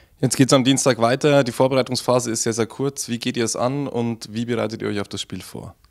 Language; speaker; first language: German; native; German